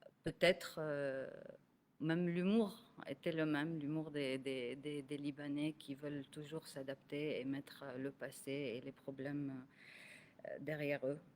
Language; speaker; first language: French; non-native, local second language; Arabic